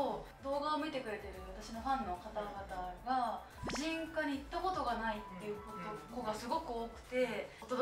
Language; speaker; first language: Japanese; native; Japanese